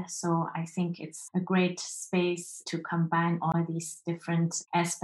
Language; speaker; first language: English; non-native, fluent; Chinese